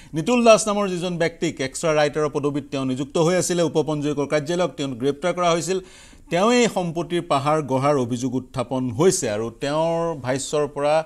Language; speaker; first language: Assamese; native; Assamese